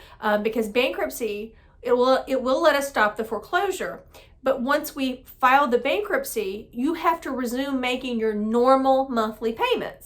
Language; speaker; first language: English; native; English